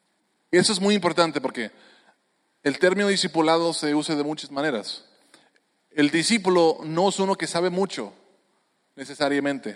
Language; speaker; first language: Spanish; native; Spanish